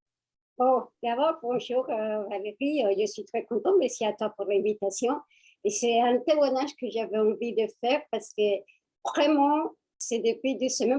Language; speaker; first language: French; non-native, fluent; Spanish